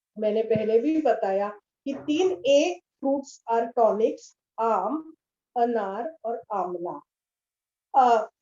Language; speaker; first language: Hindi; non-native, local second language; Marathi